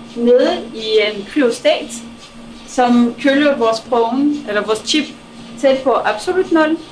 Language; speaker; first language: Danish; non-native, fluent; French